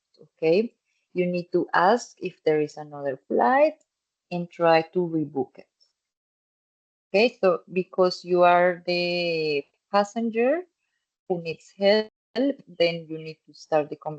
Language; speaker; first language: English; non-native, fluent; Spanish